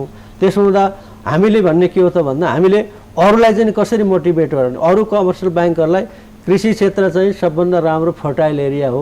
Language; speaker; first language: Nepali; native; Nepali